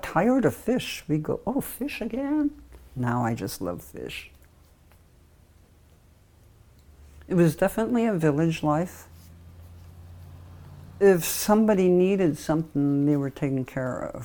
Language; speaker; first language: English; native; English